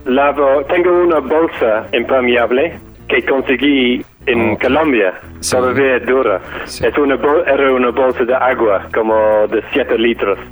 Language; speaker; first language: Spanish; non-native, fluent; English